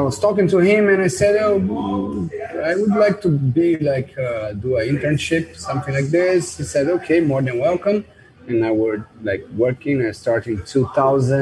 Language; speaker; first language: English; non-native, fluent; Portuguese